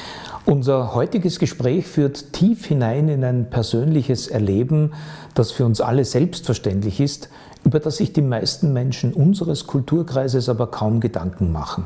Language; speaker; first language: German; native; German